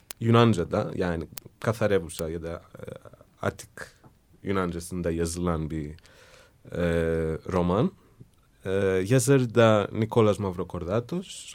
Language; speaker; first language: Turkish; non-native, fluent; Greek